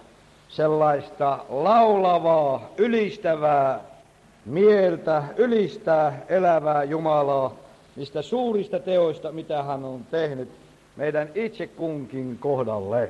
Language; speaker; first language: Finnish; native; Finnish